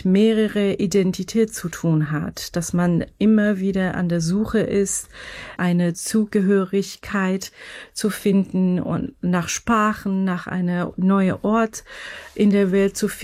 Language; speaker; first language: German; non-native, fluent; Persian